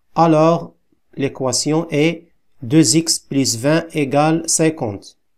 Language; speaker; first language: French; non-native, local second language; Arabic